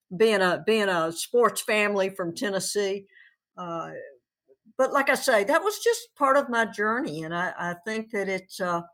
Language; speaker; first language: English; native; English